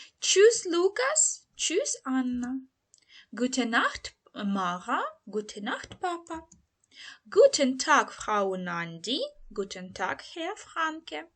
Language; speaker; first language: German; non-native, fluent; Ukrainian